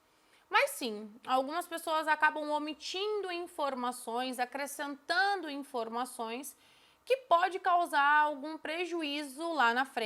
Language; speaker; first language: Portuguese; native; Portuguese